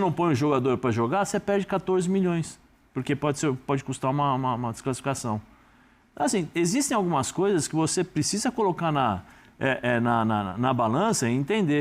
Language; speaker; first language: Portuguese; native; Portuguese